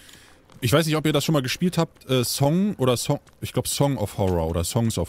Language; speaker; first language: German; native; German